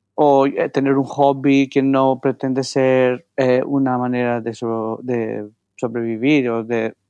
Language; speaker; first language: Spanish; non-native, fluent; Greek